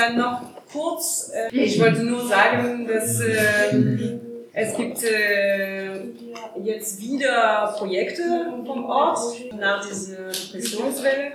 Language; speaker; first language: German; non-native, learner; French